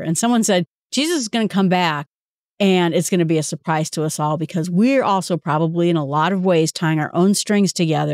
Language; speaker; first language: English; native; English